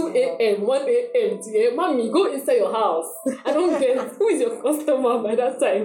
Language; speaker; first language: English; non-native, local second language; Yoruba